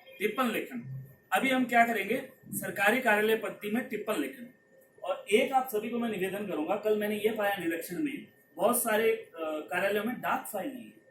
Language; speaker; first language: Hindi; non-native, local second language; Punjabi